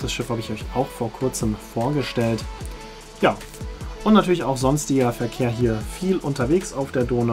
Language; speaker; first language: German; native; German